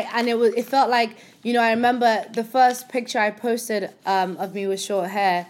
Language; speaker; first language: English; non-native, local second language; Yoruba